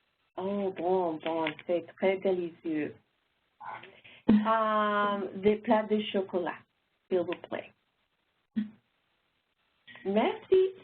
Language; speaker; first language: French; non-native, learner; English